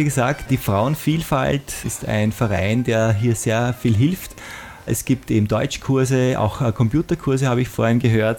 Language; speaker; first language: German; native; German